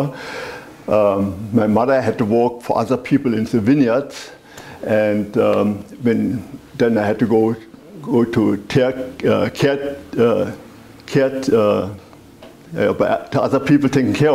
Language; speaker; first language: English; non-native, fluent; German